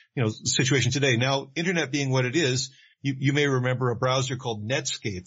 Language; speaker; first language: English; native; English